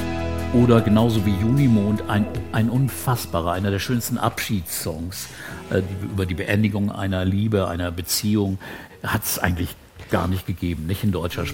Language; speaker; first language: German; native; German